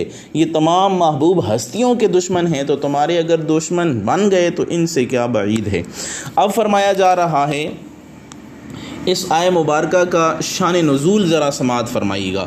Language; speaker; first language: Urdu; native; Urdu